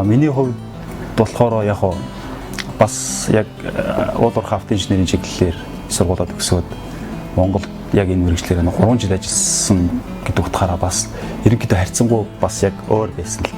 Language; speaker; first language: Mongolian; native; Mongolian